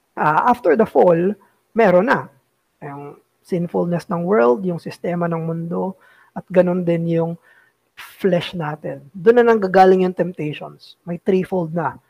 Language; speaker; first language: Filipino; native; Filipino